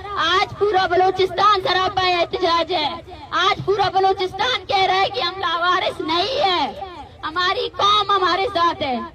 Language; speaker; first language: Urdu; non-native, local second language; Baluchi